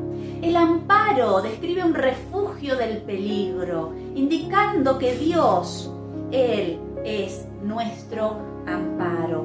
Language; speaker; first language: Spanish; native; Spanish